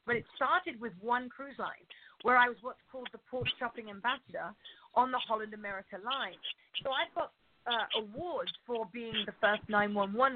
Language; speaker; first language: English; native; English